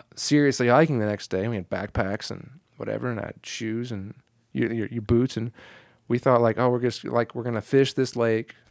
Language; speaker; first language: English; native; English